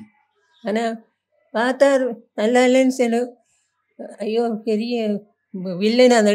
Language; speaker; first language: Tamil; non-native, learner; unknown